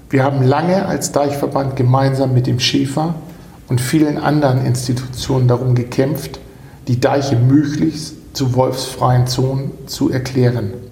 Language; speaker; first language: German; native; German